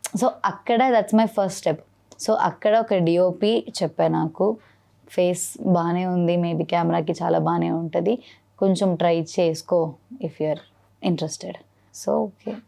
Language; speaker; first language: Telugu; non-native, learner; Malayalam